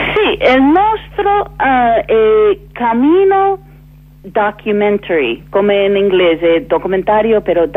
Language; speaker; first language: Italian; non-native, fluent; English